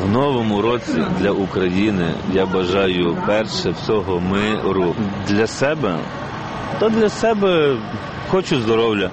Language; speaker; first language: Ukrainian; native; Ukrainian